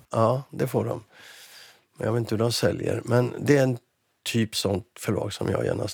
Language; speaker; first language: Swedish; native; Swedish